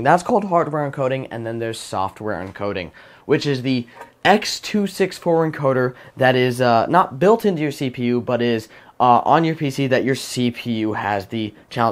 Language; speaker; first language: English; native; English